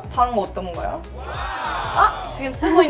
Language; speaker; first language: Korean; native; Korean